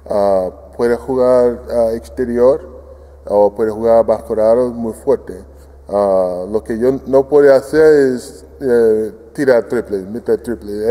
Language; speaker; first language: Spanish; non-native, fluent; English